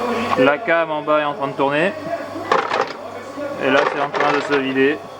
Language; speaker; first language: French; native; French